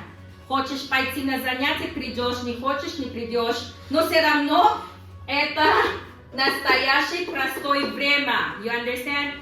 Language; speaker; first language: Russian; non-native, learner; Tajik